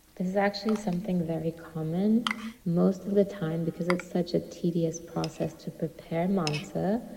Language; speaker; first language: English; non-native, fluent; Turkish